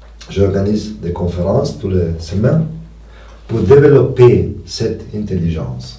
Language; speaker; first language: French; non-native, learner; Italian